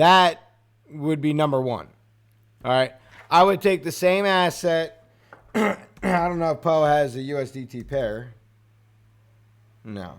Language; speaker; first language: English; native; English